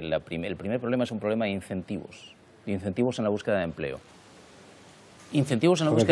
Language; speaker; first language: Spanish; native; Spanish